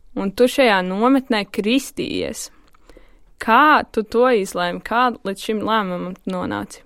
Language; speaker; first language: Latvian; native; Latvian